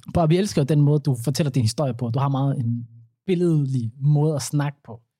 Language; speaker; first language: Danish; early bilingual, other home language; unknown